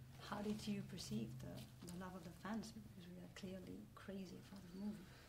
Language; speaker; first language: English; non-native, fluent; Spanish